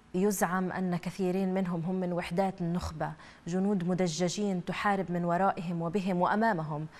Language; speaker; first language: Arabic; native; Arabic